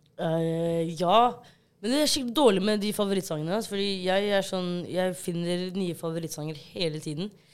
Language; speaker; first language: Norwegian; early bilingual, other home language; Somali